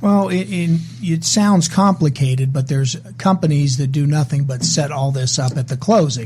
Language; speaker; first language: English; native; English